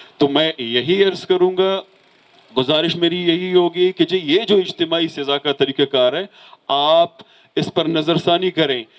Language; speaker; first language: Urdu; non-native, local second language; Baluchi